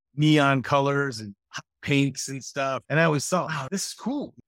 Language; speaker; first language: English; native; English